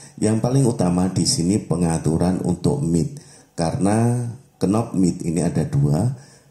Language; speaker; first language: Indonesian; native; Indonesian